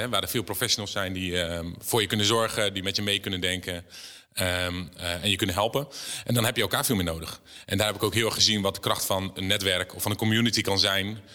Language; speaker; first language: Dutch; native; Dutch